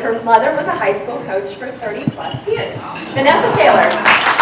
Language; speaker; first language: English; native; English